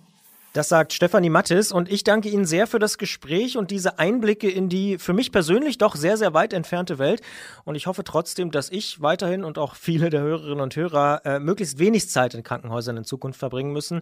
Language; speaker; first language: German; native; German